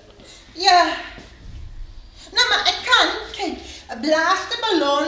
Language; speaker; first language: Dutch; non-native, learner; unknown